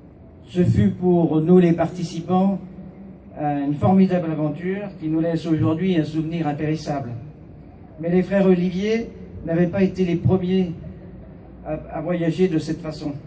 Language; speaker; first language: French; native; French